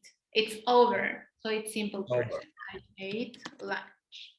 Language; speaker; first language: English; non-native, fluent; Spanish